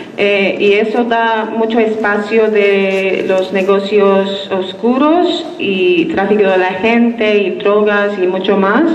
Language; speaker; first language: Spanish; non-native, fluent; Turkish